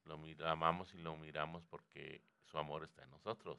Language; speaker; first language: Spanish; native; Spanish